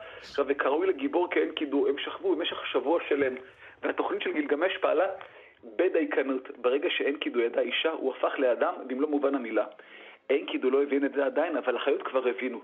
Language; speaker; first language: Hebrew; native; Hebrew